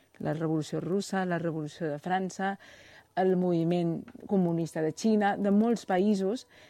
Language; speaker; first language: Catalan; non-native, fluent; Chinese